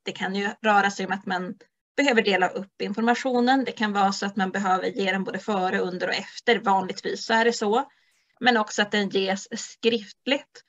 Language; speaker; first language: Swedish; native; Swedish